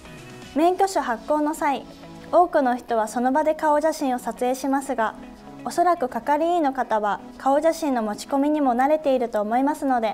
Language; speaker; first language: Japanese; native; Japanese